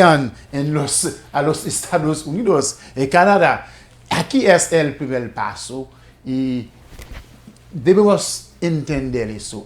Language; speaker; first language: Spanish; non-native, fluent; Haitian Creole